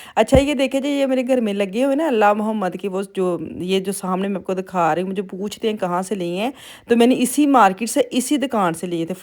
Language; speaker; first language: Urdu; non-native, local second language; Punjabi